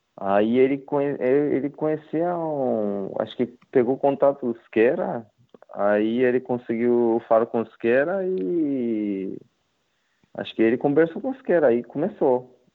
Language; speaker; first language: Portuguese; non-native, learner; Japanese